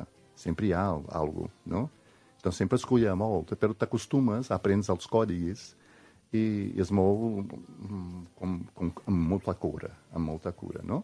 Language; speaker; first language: Catalan; non-native, fluent; Portuguese